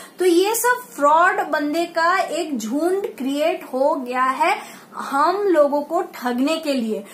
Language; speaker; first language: Hindi; non-native, local second language; Bangla